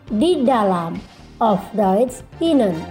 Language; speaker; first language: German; non-native, learner; Indonesian